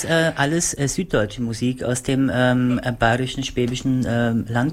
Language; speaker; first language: German; native; German